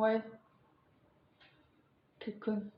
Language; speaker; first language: French; native; French